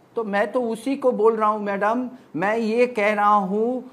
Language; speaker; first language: Hindi; non-native, local second language; Bangla